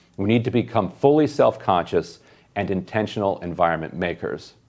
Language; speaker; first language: English; native; English